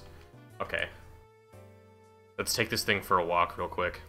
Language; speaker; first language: English; native; English